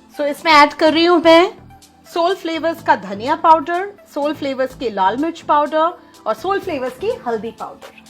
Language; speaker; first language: Hindi; non-native, local second language; Bangla